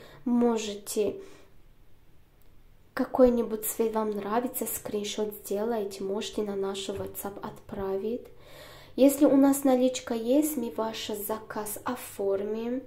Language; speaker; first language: Russian; non-native, learner; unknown